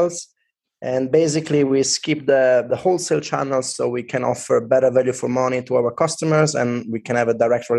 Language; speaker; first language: English; non-native, fluent; Italian